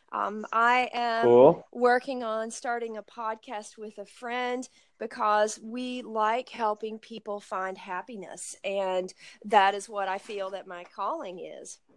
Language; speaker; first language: English; native; English